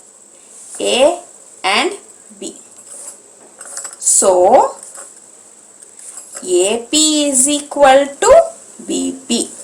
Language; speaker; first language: English; non-native, local second language; Telugu